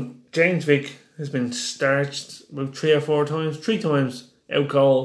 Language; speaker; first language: English; native; English